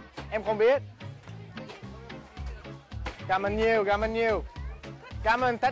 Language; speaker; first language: Vietnamese; non-native, learner; English